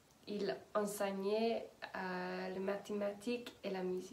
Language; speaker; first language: French; non-native, learner; English